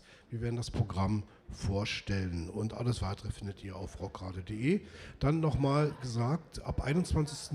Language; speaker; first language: German; native; German